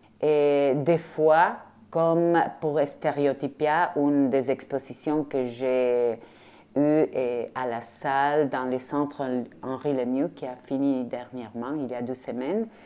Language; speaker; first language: French; non-native, fluent; Spanish